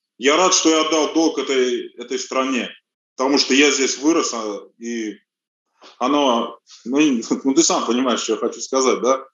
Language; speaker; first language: Russian; early bilingual, other home language; Armenian